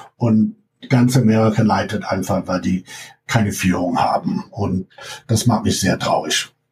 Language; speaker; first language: German; non-native, fluent; English